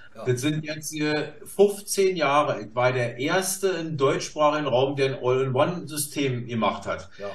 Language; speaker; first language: German; native; German